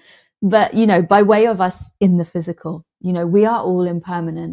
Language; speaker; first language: English; native; English